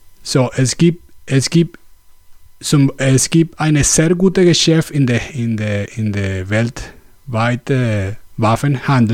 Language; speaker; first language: German; non-native, learner; Spanish